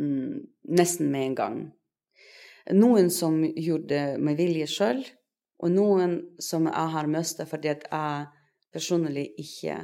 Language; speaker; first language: Norwegian; non-native, fluent; Russian